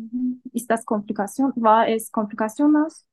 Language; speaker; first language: German; non-native, learner; Turkish